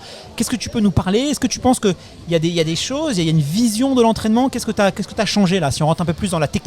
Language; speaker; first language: French; native; French